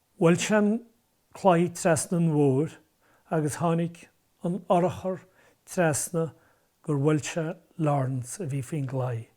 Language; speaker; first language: Irish; native; Irish